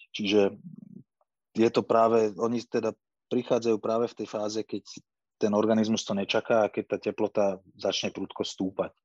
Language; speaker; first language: Slovak; native; Slovak